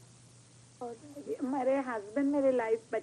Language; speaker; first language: Hindi; non-native, learner; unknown